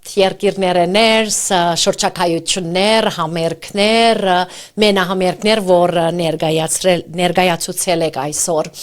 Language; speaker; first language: Armenian; early bilingual, heritage; Armenian